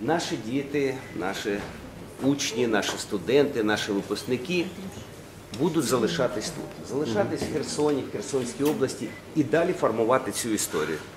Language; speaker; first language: Ukrainian; native; Ukrainian